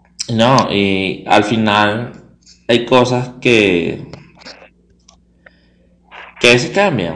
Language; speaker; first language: Spanish; native; Spanish